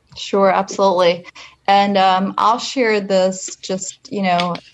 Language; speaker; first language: English; non-native, fluent; Polish